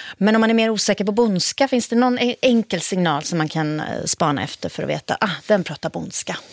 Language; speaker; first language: Swedish; native; Swedish